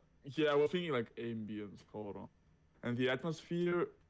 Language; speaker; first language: English; non-native, learner; Russian